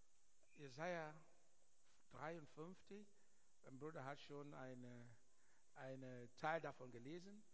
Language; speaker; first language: German; non-native, learner; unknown